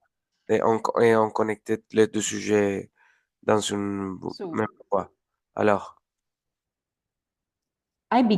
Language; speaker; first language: French; non-native, learner; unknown